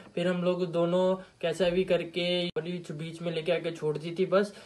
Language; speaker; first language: Hindi; non-native, local second language; Urdu